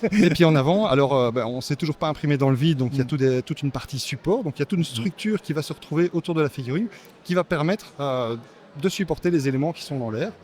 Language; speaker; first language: French; native; French